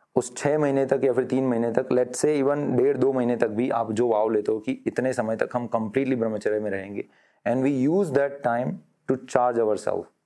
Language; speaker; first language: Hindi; non-native, local second language; Gujarati